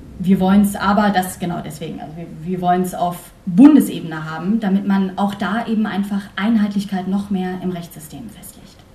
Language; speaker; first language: German; early bilingual, other home language; Persian